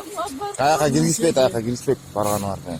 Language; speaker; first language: Kyrgyz; native; Kyrgyz